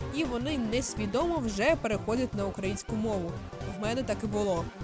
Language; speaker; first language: Ukrainian; non-native, local second language; Russian